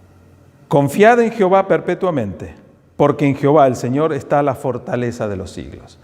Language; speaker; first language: Spanish; native; Spanish